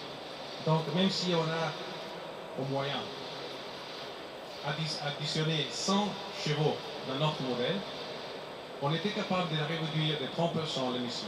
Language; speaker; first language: French; non-native, fluent; Italian